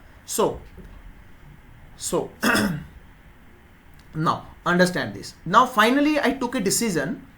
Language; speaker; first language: English; non-native, local second language; Hindi